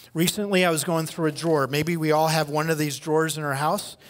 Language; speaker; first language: English; native; English